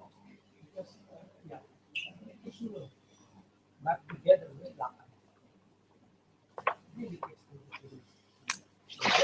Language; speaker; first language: English; non-native, learner; Indonesian